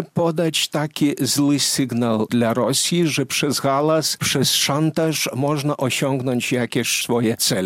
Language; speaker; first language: Polish; non-native, fluent; Lithuanian